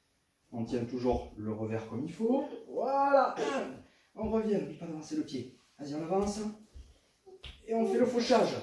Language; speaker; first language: French; native; French